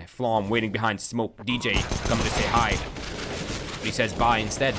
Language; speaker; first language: English; native; English